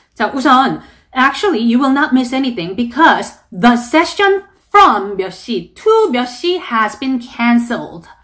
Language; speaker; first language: English; non-native, fluent; Korean